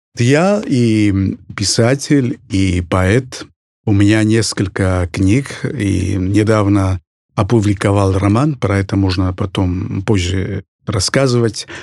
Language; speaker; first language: Russian; non-native, fluent; Spanish